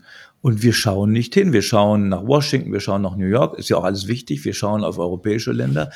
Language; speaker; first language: German; native; German